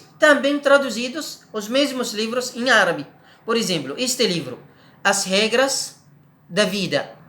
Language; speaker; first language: Portuguese; non-native, learner; Arabic